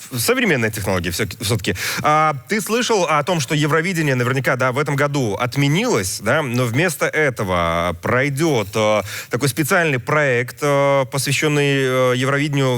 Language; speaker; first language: Russian; native; Russian